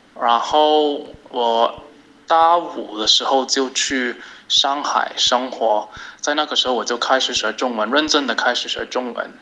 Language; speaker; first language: Chinese; non-native, fluent; English